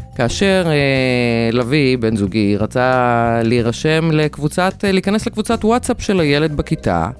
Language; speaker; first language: Hebrew; non-native, fluent; Lithuanian